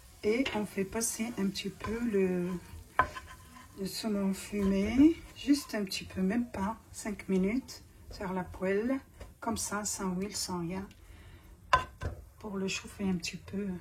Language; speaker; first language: French; non-native, fluent; Arabic